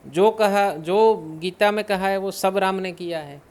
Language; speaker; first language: Hindi; non-native, local second language; Gujarati